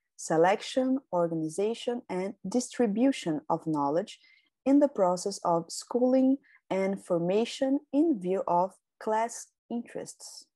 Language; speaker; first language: English; non-native, fluent; Portuguese